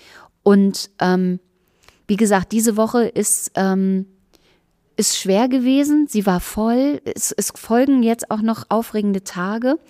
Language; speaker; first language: German; native; German